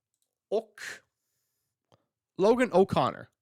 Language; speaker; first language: Swedish; non-native, learner; English